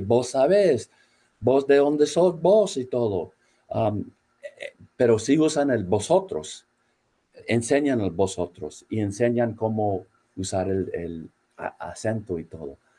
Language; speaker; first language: Spanish; non-native, fluent; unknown